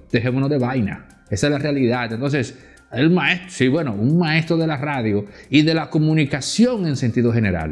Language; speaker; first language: Spanish; native; Spanish